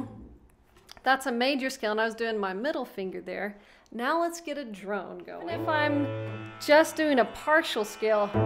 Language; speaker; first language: English; native; English